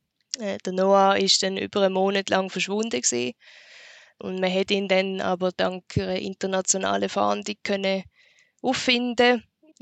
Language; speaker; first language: German; native; German